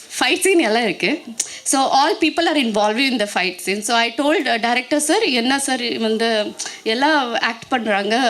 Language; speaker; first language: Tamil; non-native, learner; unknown